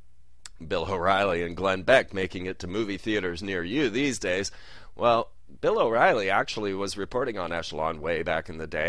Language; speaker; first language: English; native; English